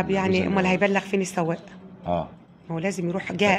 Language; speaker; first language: Arabic; native; Arabic